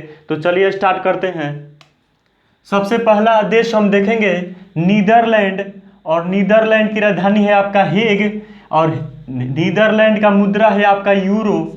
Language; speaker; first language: Hindi; native; Hindi